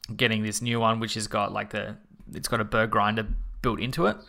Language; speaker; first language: English; native; English